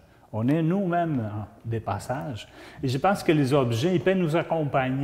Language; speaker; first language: French; non-native, fluent; Spanish